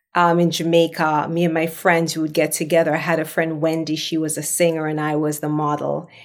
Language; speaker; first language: English; non-native, local second language; Jamaican Creole English